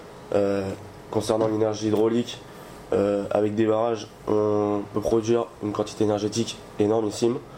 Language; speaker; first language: French; native; French